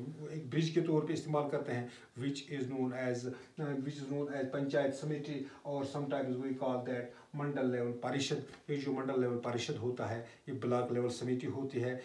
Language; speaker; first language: Urdu; non-native, local second language; Kashmiri